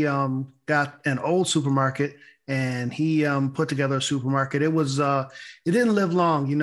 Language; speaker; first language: English; native; English